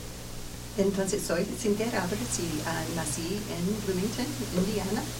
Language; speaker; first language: Spanish; non-native, learner; English